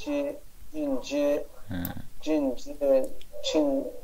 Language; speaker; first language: Chinese; non-native, learner; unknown